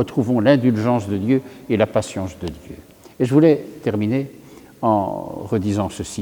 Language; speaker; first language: French; native; French